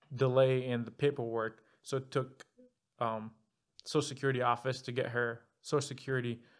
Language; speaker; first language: English; non-native, fluent; Arabic